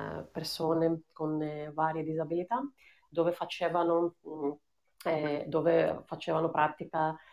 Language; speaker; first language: Italian; non-native, fluent; Greek